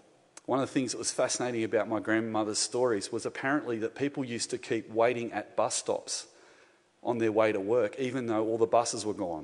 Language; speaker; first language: English; native; English